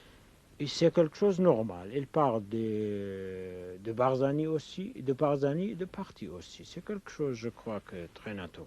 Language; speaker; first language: French; non-native, fluent; Kurdish